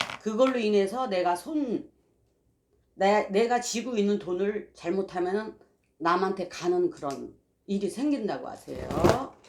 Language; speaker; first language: Korean; native; Korean